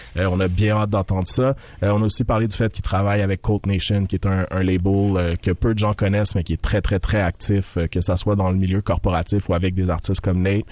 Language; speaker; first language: French; native; French